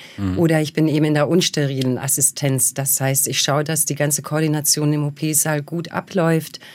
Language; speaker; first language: German; early bilingual, other home language; Bosnian